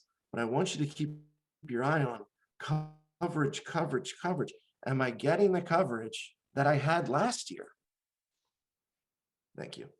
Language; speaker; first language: English; native; English